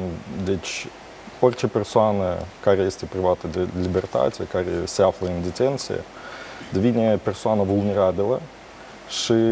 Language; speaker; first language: Romanian; non-native, local second language; Russian